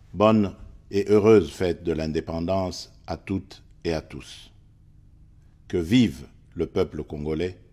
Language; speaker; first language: French; non-native, local second language; Luba-Lulua